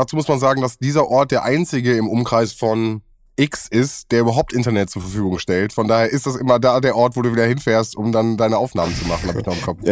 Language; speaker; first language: German; native; German